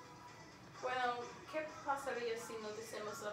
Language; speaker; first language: Spanish; non-native, learner; English